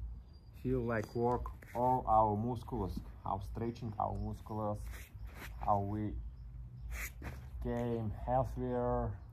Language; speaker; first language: English; non-native, learner; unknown